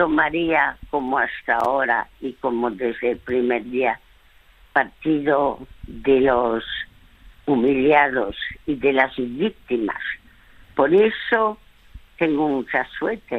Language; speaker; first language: Spanish; early bilingual, other home language; French